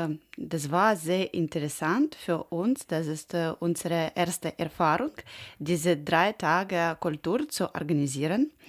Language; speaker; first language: German; non-native, learner; Ukrainian